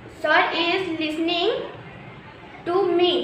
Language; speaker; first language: English; non-native, learner; Hindi